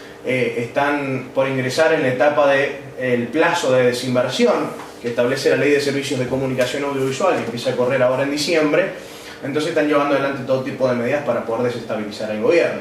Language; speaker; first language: Spanish; native; Spanish